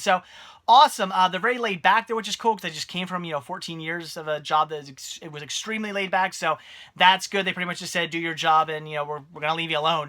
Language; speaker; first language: English; native; English